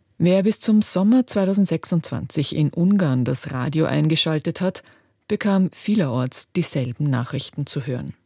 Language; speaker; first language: German; native; German